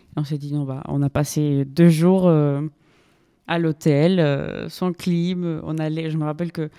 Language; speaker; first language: French; non-native, fluent; Spanish